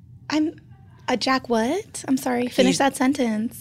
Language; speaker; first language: English; native; English